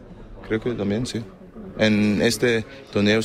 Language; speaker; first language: Spanish; non-native, learner; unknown